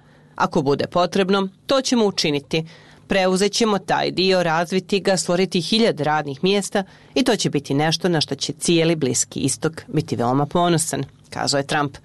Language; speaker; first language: Serbian; native; Serbian